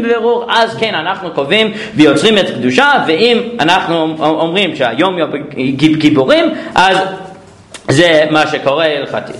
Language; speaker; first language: Hebrew; non-native, fluent; English